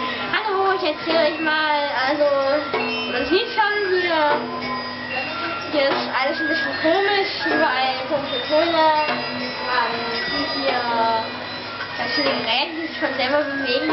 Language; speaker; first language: German; native; German